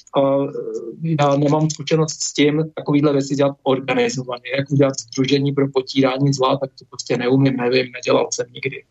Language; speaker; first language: Czech; native; Czech